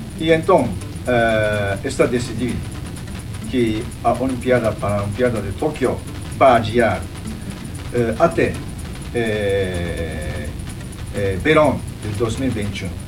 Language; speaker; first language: Portuguese; non-native, fluent; Japanese